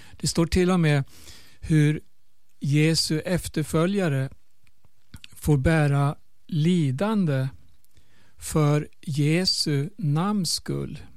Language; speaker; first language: Swedish; native; Swedish